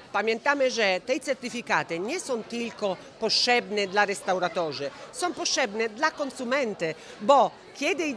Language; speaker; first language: Polish; non-native, learner; Italian